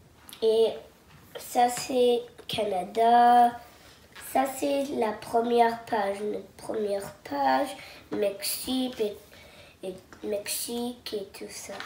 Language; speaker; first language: French; non-native, local second language; English